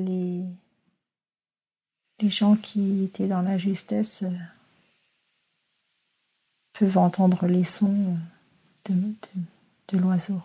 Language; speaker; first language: French; native; French